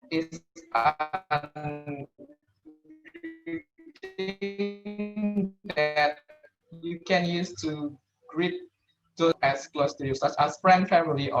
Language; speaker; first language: English; non-native, learner; Indonesian